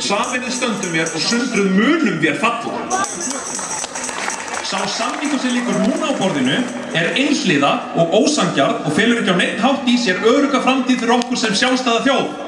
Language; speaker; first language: Icelandic; native; Icelandic